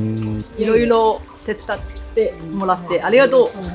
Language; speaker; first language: Japanese; non-native, learner; Cantonese